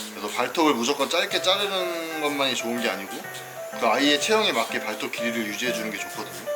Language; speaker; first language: Korean; native; Korean